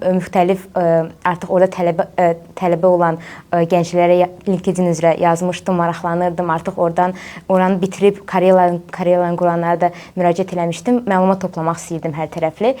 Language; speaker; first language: Azerbaijani; native; Azerbaijani